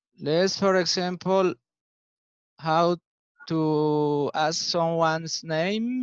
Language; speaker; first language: English; non-native, learner; Spanish